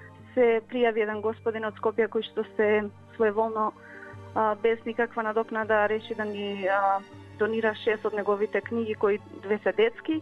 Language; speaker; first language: Macedonian; native; Macedonian